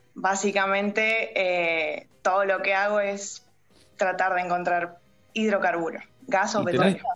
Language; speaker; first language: Spanish; native; Spanish